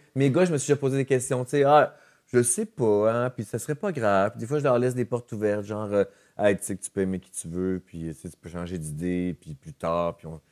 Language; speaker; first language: French; native; French